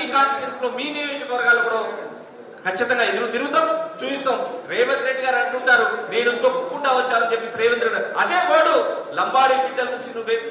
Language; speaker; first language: Telugu; non-native, local second language; Lambadi